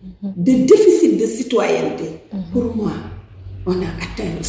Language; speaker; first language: French; non-native, local second language; Wolof